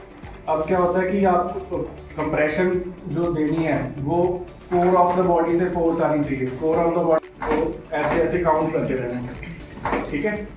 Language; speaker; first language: Hindi; native; Hindi